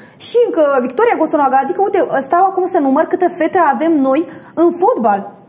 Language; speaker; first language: Romanian; native; Romanian